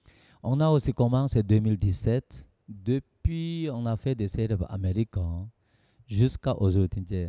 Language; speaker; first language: French; non-native, learner; Korean